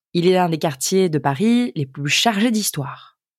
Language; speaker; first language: French; native; French